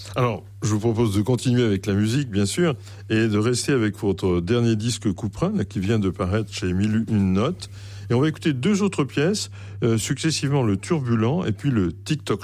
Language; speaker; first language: French; native; French